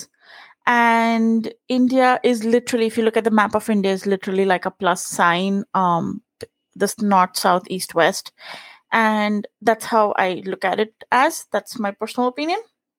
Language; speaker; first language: English; non-native, local second language; Punjabi